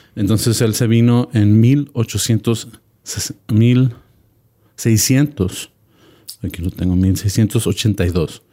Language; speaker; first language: Spanish; early bilingual, heritage; Spanish